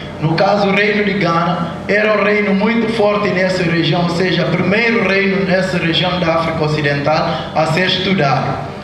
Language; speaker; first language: Portuguese; non-native, local second language; Upper Guinea Crioulo